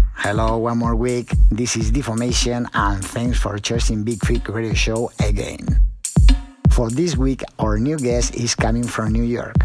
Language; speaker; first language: English; non-native, fluent; Spanish